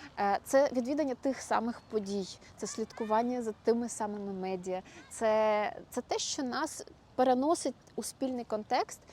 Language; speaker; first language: Ukrainian; native; Ukrainian